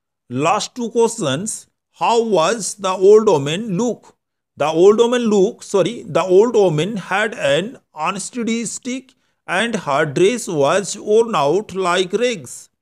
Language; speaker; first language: English; non-native, local second language; Bangla